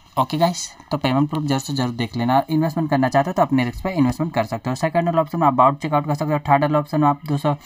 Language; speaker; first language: Hindi; native; Hindi